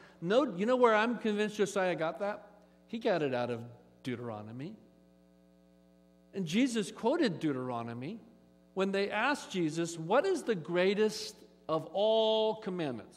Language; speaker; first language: English; native; English